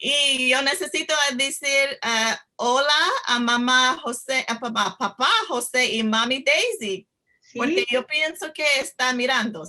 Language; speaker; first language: Spanish; non-native, learner; English